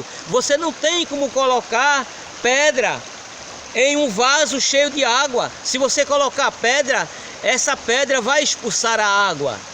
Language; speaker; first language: Portuguese; native; Portuguese